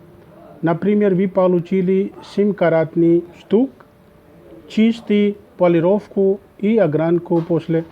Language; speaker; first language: Russian; non-native, learner; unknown